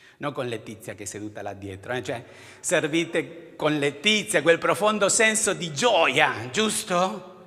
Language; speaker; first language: Italian; non-native, fluent; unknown